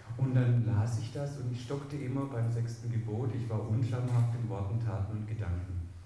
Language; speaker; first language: German; early bilingual, other home language; Spanish